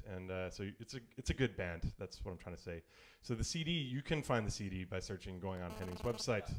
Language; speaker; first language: English; native; English